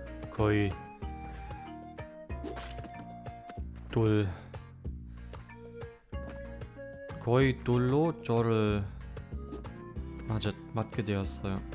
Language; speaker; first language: Korean; non-native, fluent; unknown